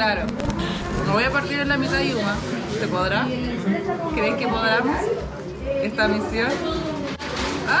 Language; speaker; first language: Spanish; native; Spanish